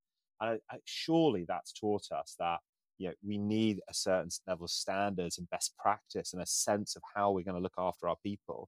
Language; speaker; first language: English; native; English